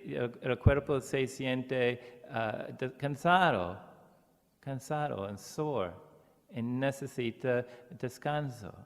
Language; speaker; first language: Spanish; non-native, learner; English